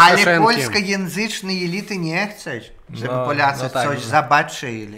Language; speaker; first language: Polish; non-native, learner; Russian